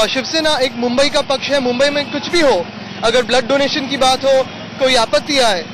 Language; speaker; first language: Hindi; non-native, local second language; Marathi